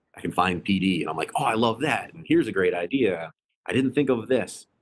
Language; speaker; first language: English; native; English